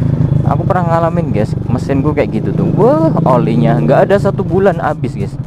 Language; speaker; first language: Indonesian; non-native, local second language; Javanese